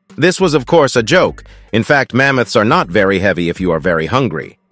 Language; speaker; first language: English; non-native, fluent; Russian